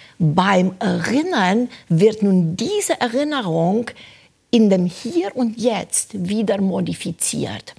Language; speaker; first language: German; non-native, fluent; Romanian